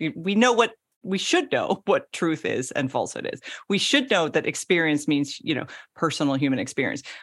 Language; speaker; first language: English; native; English